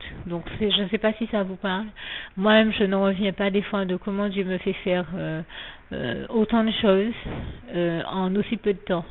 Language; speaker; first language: French; native; French